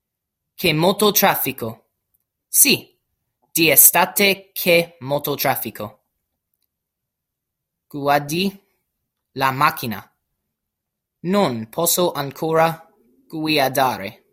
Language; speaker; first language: Italian; non-native, learner; English